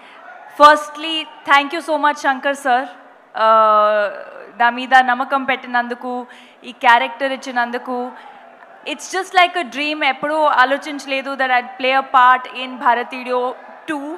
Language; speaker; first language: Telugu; non-native, local second language; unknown